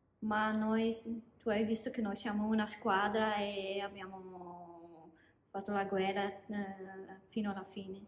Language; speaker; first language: Italian; non-native, learner; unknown